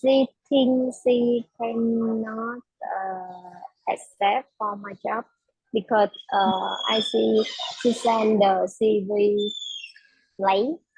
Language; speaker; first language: English; non-native, learner; Vietnamese